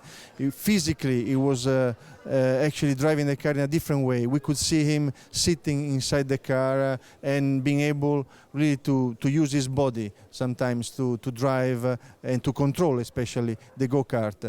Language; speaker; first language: English; non-native, fluent; Italian